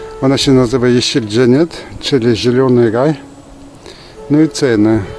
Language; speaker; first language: Polish; non-native, fluent; Turkish